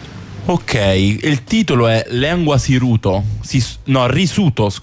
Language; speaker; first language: Italian; native; Italian